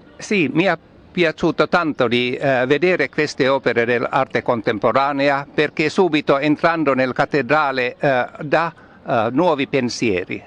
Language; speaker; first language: Italian; non-native, learner; Finnish